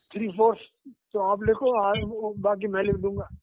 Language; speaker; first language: Hindi; native; Hindi